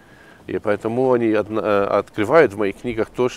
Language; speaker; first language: Russian; non-native, fluent; Polish